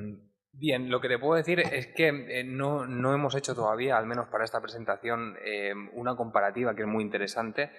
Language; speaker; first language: Spanish; native; Spanish